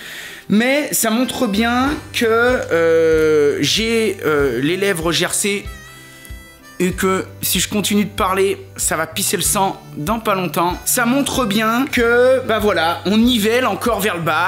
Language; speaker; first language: French; native; French